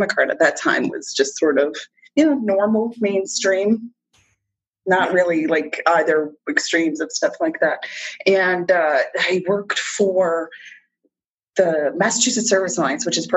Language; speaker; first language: English; native; English